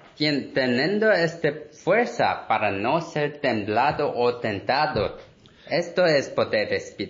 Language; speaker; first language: Spanish; non-native, learner; Korean